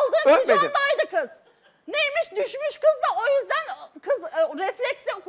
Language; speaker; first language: Turkish; native; Turkish